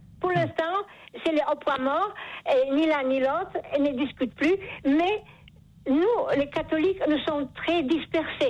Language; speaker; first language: French; non-native, fluent; Polish